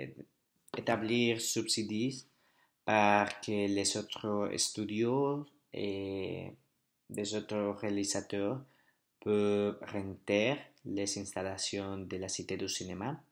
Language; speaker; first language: French; non-native, learner; Spanish